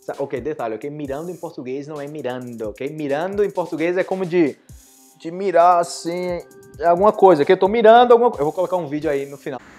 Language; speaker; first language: Portuguese; native; Portuguese